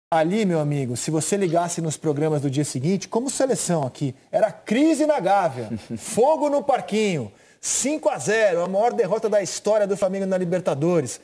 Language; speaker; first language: Portuguese; native; Portuguese